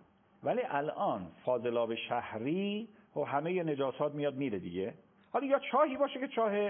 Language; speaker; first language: Persian; native; Persian